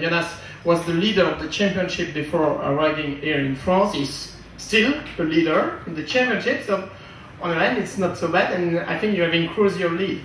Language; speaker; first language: English; non-native, fluent; French